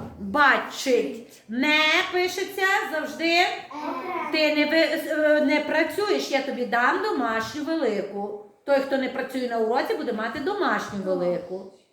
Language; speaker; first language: Ukrainian; native; Ukrainian